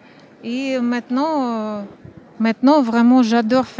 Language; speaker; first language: French; non-native, fluent; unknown